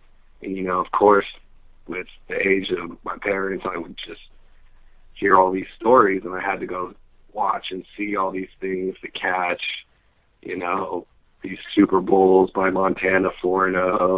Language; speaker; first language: English; native; English